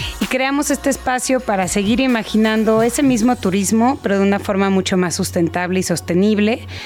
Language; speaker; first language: Spanish; native; Spanish